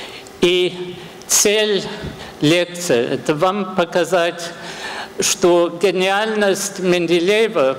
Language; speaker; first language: Russian; non-native, fluent; English